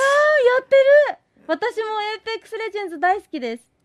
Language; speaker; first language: Japanese; native; Japanese